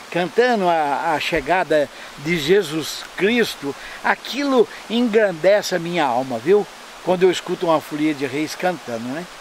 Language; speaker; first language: Portuguese; native; Portuguese